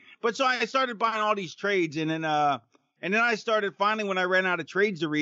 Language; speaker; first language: English; native; English